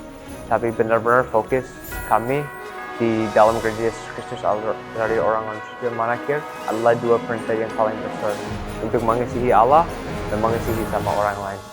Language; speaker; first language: Indonesian; non-native, fluent; English